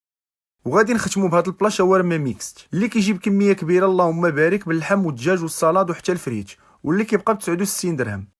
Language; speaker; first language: Arabic; native; Arabic